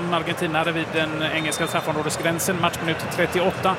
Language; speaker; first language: Swedish; native; Swedish